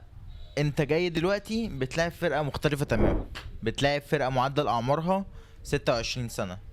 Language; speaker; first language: Arabic; native; Arabic